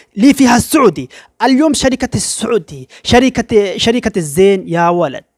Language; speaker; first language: Arabic; non-native, learner; Oromo